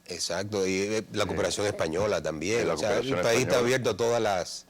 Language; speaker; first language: Spanish; native; Spanish